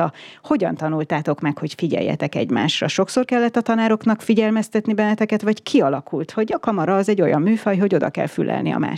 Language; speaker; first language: Hungarian; native; Hungarian